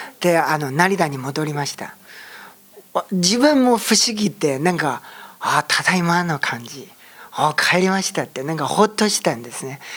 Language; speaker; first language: Japanese; non-native, fluent; Chinese